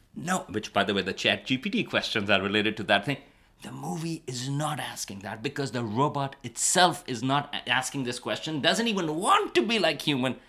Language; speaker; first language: English; non-native, local second language; Urdu